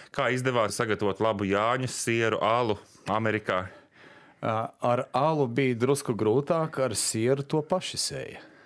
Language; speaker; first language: Latvian; early bilingual, heritage; Latvian